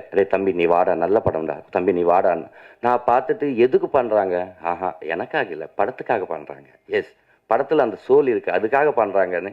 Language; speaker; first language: Tamil; non-native, learner; Telugu